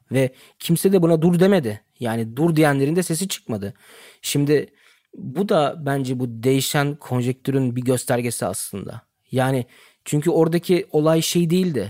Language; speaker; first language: Turkish; early bilingual, heritage; Turkish